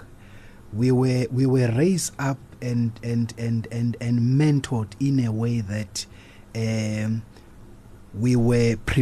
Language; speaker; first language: English; non-native, local second language; Zulu